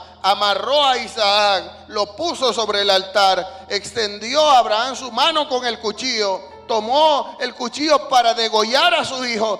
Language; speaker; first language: Spanish; native; Spanish